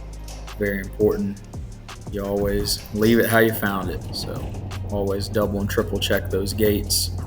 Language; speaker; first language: English; native; English